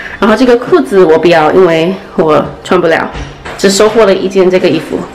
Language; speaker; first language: Chinese; early bilingual, heritage; Chinese